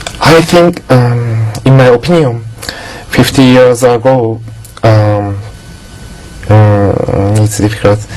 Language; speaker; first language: English; non-native, learner; Japanese